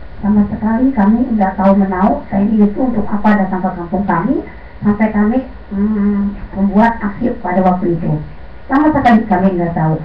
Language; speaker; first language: Indonesian; non-native, local second language; Sundanese